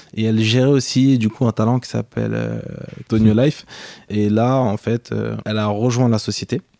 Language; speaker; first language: French; native; French